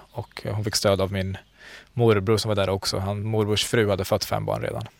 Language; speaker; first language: Swedish; early bilingual, other home language; Central Kurdish